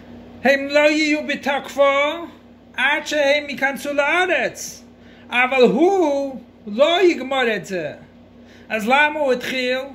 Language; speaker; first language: Hebrew; non-native, fluent; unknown